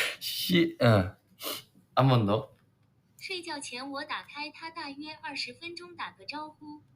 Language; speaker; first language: Chinese; non-native, learner; Korean